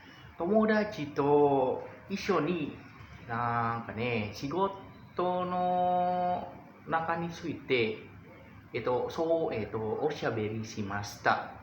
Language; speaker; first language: Japanese; non-native, learner; Indonesian